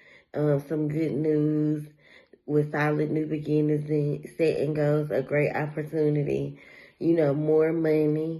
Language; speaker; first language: English; native; English